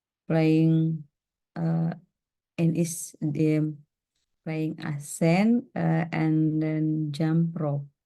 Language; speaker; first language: English; non-native, learner; Indonesian